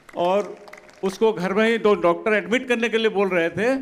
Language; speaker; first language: Hindi; non-native, local second language; Odia